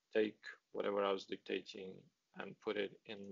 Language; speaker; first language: English; non-native, fluent; Romanian